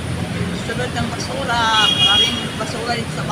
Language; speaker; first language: Filipino; non-native, local second language; Cebuano